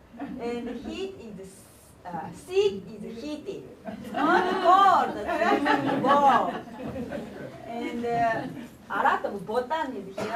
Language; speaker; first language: English; non-native, learner; Japanese